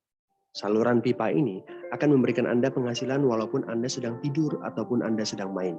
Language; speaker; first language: Indonesian; native; Indonesian